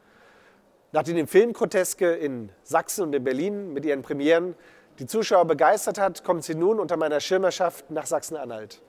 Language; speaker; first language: German; native; German